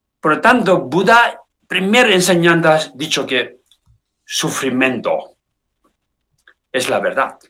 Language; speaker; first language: Spanish; non-native, learner; Tibetan